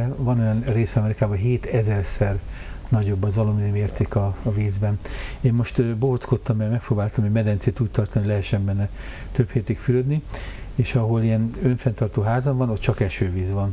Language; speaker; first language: Hungarian; native; Hungarian